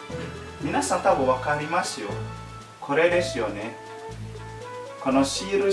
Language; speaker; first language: Japanese; non-native, learner; Indonesian